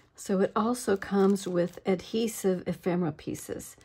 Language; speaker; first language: English; native; English